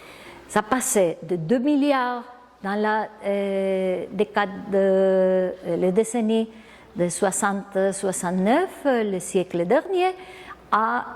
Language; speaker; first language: French; non-native, fluent; Spanish